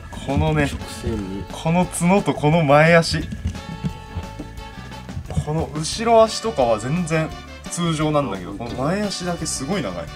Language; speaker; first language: Japanese; native; Japanese